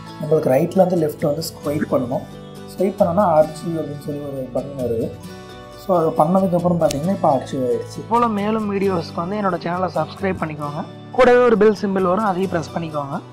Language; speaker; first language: Tamil; native; Tamil